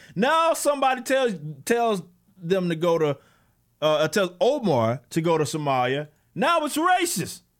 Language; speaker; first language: English; native; English